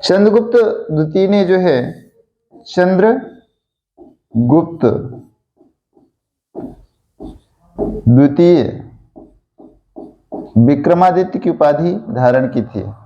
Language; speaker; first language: Hindi; native; Hindi